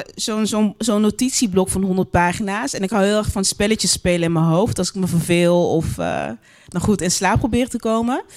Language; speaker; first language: Dutch; native; Dutch